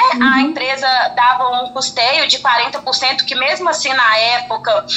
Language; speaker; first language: Portuguese; native; Portuguese